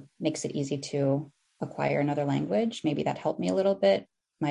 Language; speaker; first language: English; early bilingual, other home language; Filipino